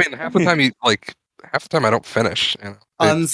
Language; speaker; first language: English; native; English